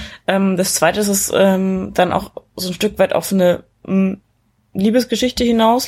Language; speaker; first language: German; native; German